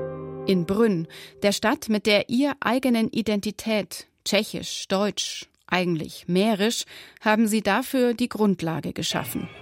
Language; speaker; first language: German; native; German